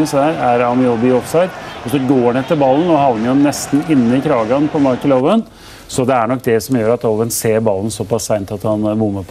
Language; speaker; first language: Norwegian; native; Norwegian